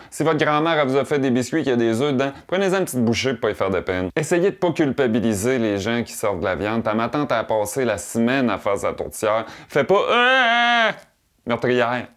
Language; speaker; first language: French; native; French